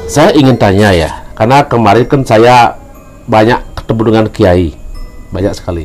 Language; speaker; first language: Indonesian; native; Indonesian